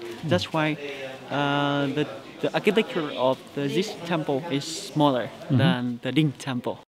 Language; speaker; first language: English; non-native, fluent; Vietnamese